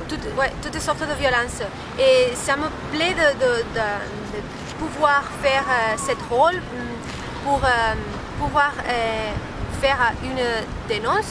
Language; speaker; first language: French; non-native, learner; Spanish